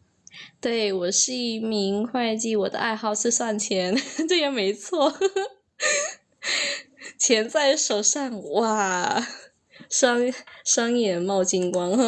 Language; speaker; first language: Chinese; early bilingual, heritage; Chinese